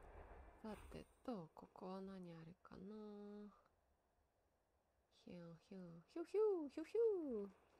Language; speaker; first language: Japanese; non-native, learner; Russian